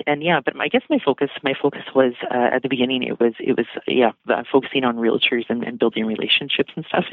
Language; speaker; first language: English; native; English